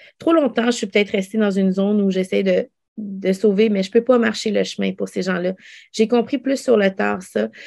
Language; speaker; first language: French; early bilingual, other home language; Lao